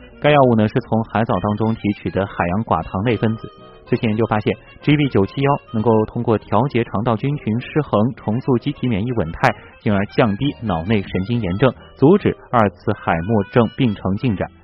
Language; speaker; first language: Chinese; native; Chinese